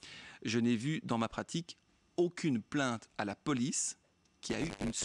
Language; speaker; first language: French; native; French